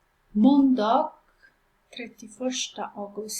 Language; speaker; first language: Swedish; non-native, fluent; Pashto